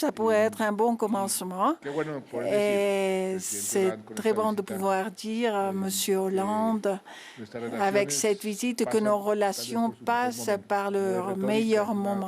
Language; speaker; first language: French; non-native, fluent; Spanish